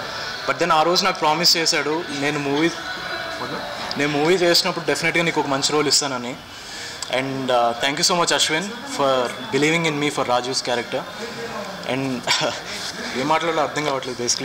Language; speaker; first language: Telugu; native; Telugu